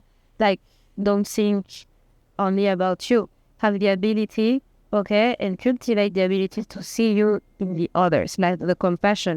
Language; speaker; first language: English; non-native, fluent; Spanish